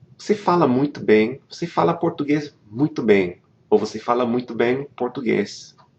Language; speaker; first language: Portuguese; non-native, fluent; English